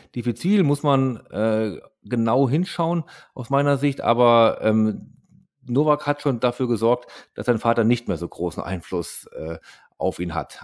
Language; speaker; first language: German; native; German